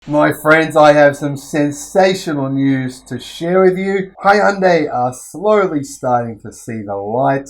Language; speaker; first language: English; native; English